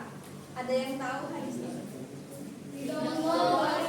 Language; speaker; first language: Indonesian; native; Indonesian